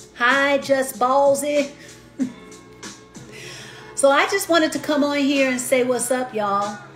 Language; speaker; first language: English; native; English